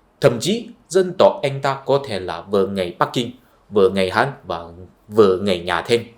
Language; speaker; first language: Vietnamese; non-native, fluent; Chinese